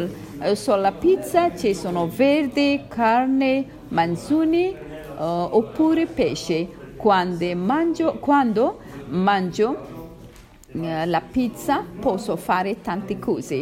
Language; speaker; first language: Italian; non-native, learner; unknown